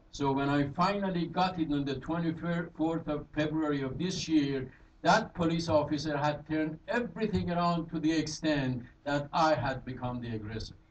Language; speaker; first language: English; non-native, fluent; Persian